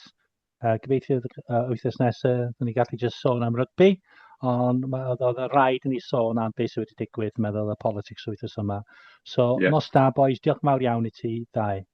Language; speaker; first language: Welsh; non-native, fluent; English